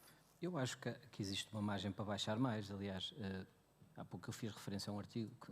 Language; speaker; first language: Portuguese; native; Portuguese